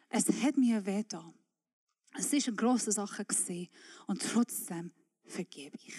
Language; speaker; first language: German; non-native, fluent; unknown